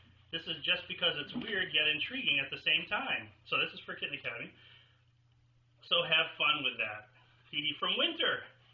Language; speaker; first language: English; native; English